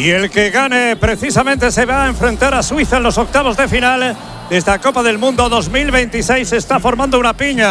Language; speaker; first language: Spanish; native; Spanish